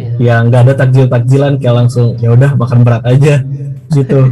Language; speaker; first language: Indonesian; native; Indonesian